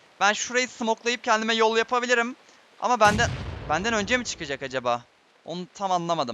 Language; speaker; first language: Turkish; native; Turkish